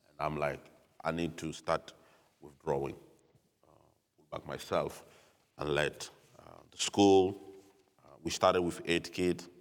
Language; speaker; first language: English; non-native, fluent; French